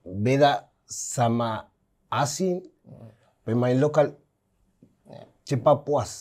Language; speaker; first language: Indonesian; non-native, fluent; Spanish